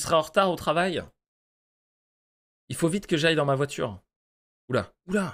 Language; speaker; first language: French; native; French